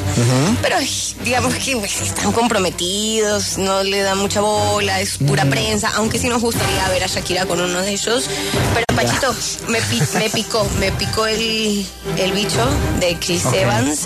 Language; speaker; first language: Spanish; native; Spanish